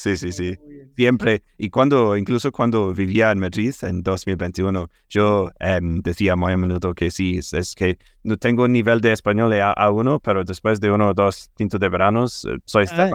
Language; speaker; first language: Spanish; non-native, fluent; English